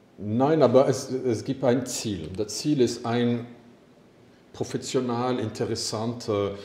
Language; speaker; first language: German; non-native, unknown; French